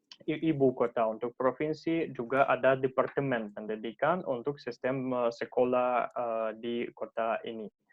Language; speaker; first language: Indonesian; non-native, learner; Russian